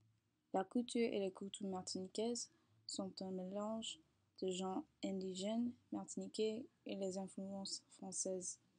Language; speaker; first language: French; non-native, learner; English